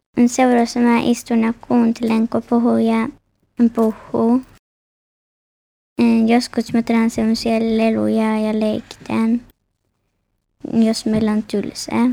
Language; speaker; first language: Finnish; early bilingual, heritage; Finnish